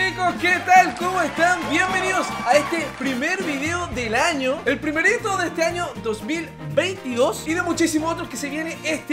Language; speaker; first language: Spanish; native; Spanish